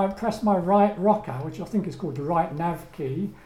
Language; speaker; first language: English; native; English